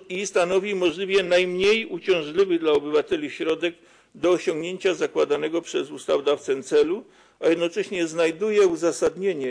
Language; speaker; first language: Polish; native; Polish